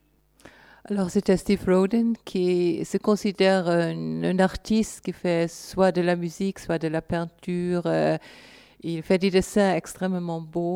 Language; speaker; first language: French; non-native, fluent; German